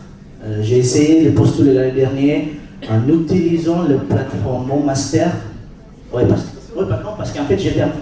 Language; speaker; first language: French; non-native, fluent; Indonesian